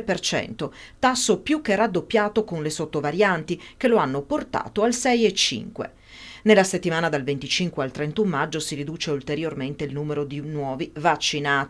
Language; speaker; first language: Italian; native; Italian